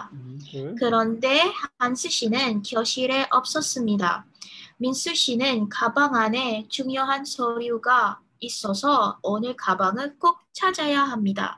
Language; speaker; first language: Korean; non-native, learner; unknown